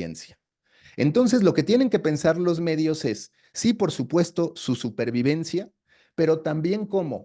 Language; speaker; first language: Spanish; native; Spanish